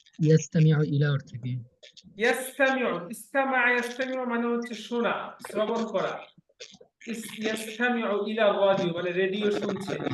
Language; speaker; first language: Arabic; non-native, fluent; Bangla